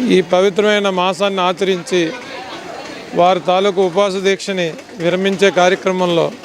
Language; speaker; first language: Telugu; native; Telugu